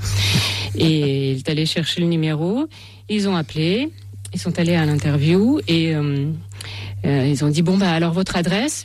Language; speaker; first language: French; non-native, fluent; Russian